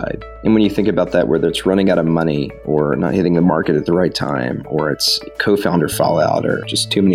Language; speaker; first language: English; native; English